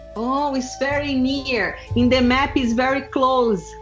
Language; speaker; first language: English; non-native, learner; Portuguese